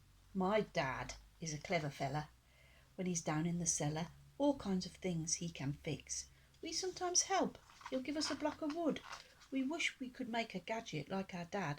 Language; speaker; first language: English; native; English